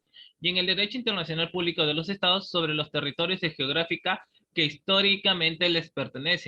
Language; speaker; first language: Spanish; native; Spanish